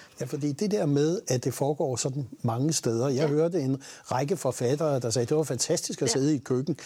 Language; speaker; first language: Danish; native; Danish